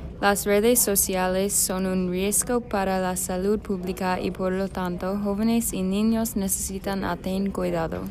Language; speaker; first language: Spanish; non-native, learner; English